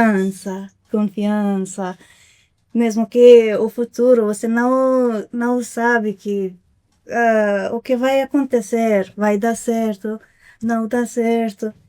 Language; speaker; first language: Portuguese; non-native, fluent; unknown